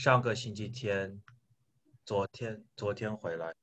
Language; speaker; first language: Chinese; non-native, learner; English